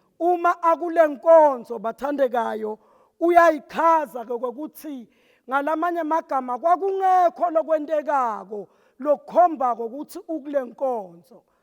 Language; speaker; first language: Zulu; non-native, local second language; Swati